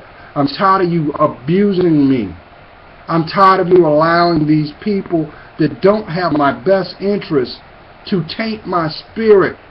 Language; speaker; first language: English; native; English